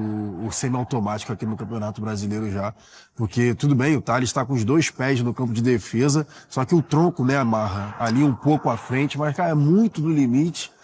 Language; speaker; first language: Portuguese; native; Portuguese